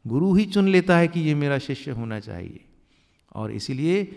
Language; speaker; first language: Hindi; native; Hindi